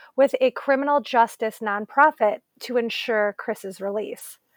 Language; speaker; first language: English; native; English